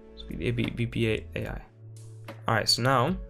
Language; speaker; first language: English; non-native, fluent; Spanish